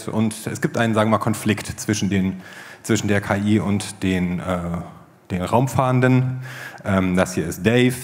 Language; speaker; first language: German; native; German